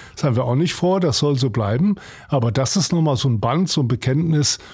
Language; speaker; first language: German; native; German